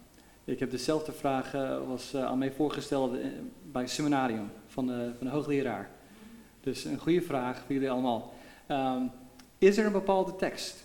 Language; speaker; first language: Dutch; non-native, fluent; English